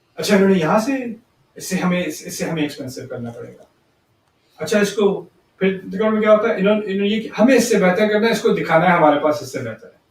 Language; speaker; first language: Urdu; early bilingual, heritage; Urdu